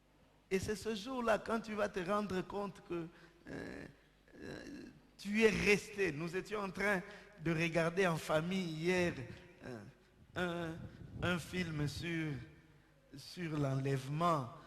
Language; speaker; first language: French; non-native, local second language; Lingala